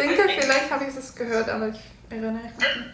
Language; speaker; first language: German; non-native, learner; English